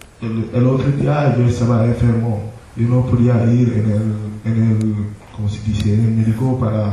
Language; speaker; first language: Spanish; non-native, learner; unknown